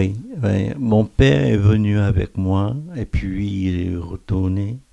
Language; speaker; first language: French; non-native, fluent; Korean